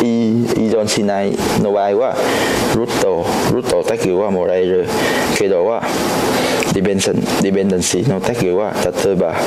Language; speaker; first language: Japanese; non-native, learner; Cantonese